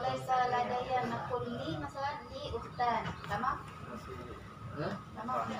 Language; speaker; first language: Arabic; non-native, learner; Indonesian